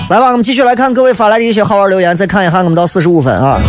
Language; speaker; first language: Chinese; native; Chinese